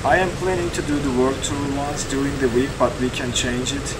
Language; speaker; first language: English; non-native, fluent; Turkish